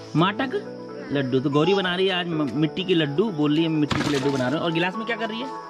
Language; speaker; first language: Hindi; non-native, local second language; Garhwali